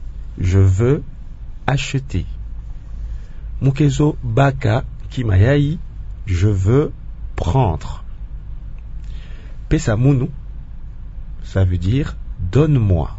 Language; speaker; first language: French; non-native, local second language; Kongo